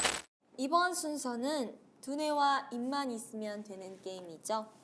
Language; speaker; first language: Korean; native; Korean